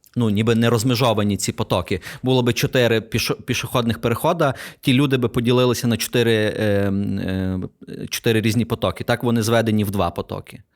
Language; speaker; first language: Ukrainian; native; Ukrainian